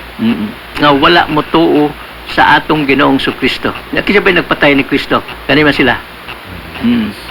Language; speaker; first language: Cebuano; native; Cebuano